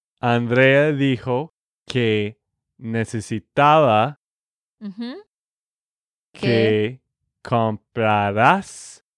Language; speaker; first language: Spanish; non-native, fluent; English